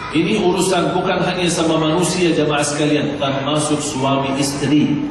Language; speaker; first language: Malay; non-native, fluent; Arabic